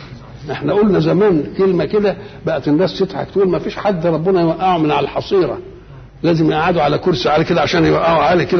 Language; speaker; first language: Arabic; native; Arabic